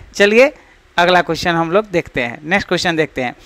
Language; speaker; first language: Hindi; native; Hindi